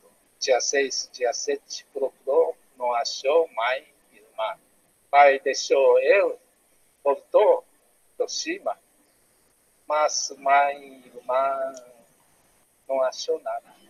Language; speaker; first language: Portuguese; non-native, learner; Japanese